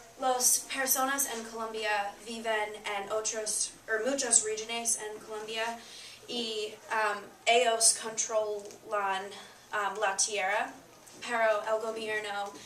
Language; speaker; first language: Spanish; non-native, learner; English